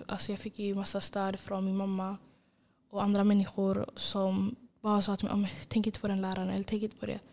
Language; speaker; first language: Swedish; early bilingual, other home language; Somali